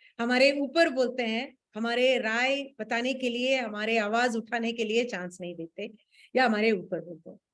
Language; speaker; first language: Hindi; non-native, local second language; Tamil